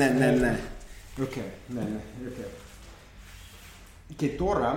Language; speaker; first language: Greek; non-native, fluent; English